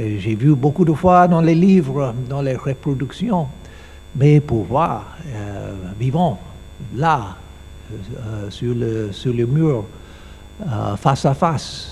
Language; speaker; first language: French; non-native, learner; English